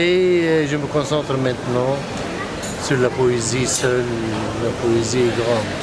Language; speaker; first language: French; non-native, local second language; Arabic